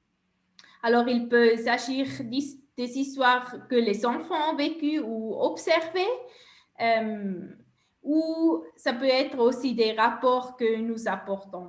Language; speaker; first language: French; non-native, local second language; German